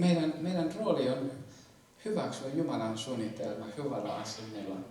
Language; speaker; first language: Finnish; non-native, fluent; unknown